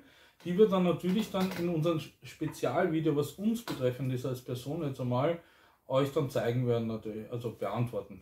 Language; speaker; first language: German; native; German